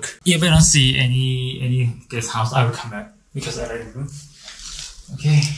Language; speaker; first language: English; non-native, learner; Thai